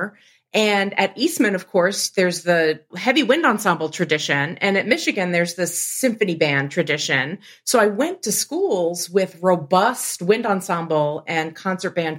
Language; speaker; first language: English; native; English